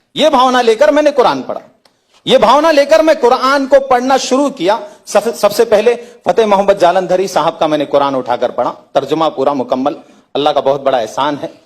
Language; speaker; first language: Hindi; native; Hindi